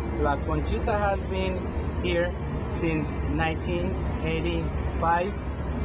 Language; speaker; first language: English; non-native, learner; Spanish